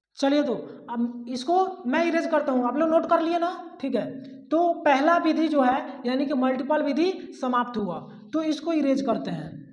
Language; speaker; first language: Hindi; native; Hindi